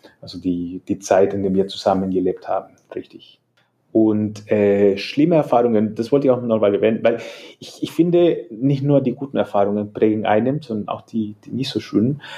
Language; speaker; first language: German; non-native, fluent; Spanish